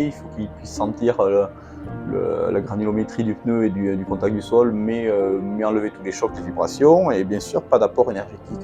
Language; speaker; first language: French; native; French